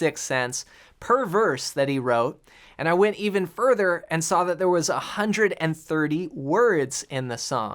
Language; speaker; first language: English; native; English